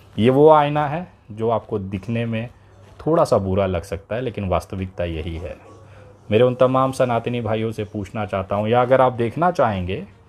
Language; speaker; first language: Hindi; native; Hindi